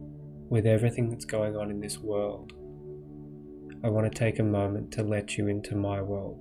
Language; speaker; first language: English; native; English